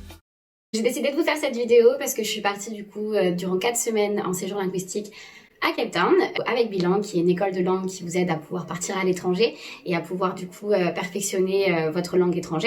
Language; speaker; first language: French; native; French